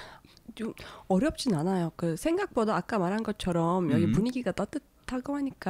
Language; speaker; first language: Korean; non-native, fluent; Turkish